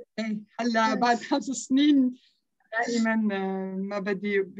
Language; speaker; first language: Arabic; non-native, learner; Dutch